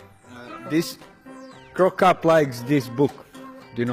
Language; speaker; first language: English; non-native, learner; Croatian